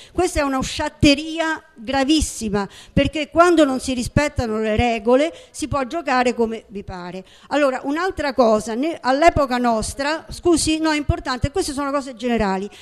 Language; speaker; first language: Italian; native; Italian